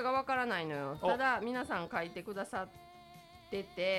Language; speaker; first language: Japanese; native; Japanese